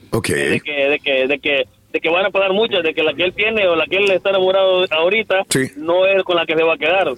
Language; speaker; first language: Spanish; native; Spanish